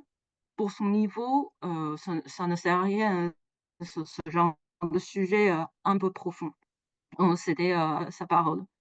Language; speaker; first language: French; non-native, fluent; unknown